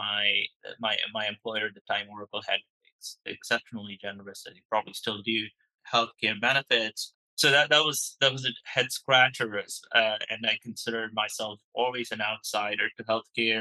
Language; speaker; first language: English; non-native, local second language; Malayalam